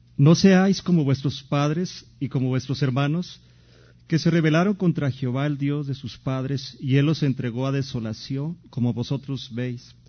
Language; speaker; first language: Spanish; native; Spanish